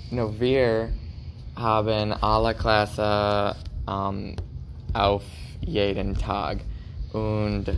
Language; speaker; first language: German; non-native, learner; English